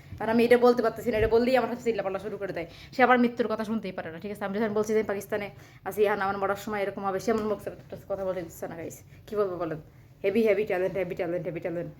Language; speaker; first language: Bangla; native; Bangla